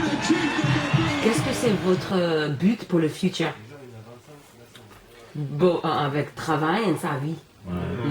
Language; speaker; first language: French; non-native, learner; English